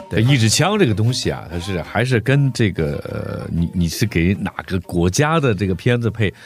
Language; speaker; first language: Chinese; native; Chinese